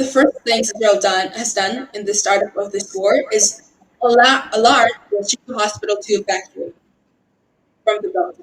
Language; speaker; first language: English; non-native, fluent; Hebrew